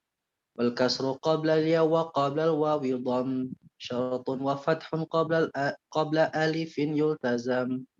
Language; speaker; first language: Arabic; non-native, learner; Indonesian